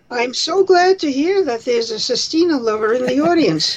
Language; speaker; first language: English; early bilingual, other home language; Spanish